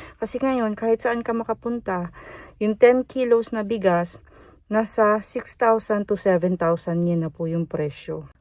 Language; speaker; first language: Filipino; native; Filipino